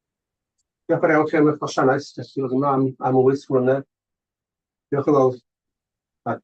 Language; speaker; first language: Welsh; native; Welsh